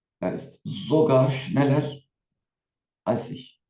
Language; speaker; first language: German; non-native, fluent; Turkish